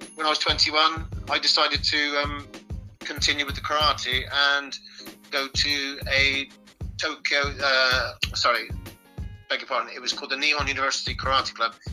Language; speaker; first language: English; native; English